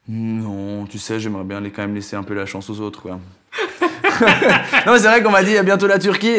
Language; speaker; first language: French; native; French